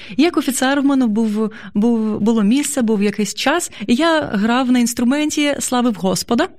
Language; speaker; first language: Ukrainian; native; Ukrainian